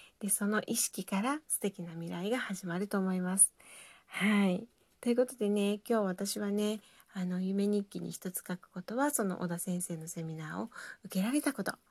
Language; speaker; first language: Japanese; native; Japanese